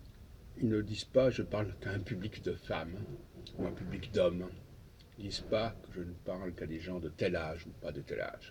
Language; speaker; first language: French; native; French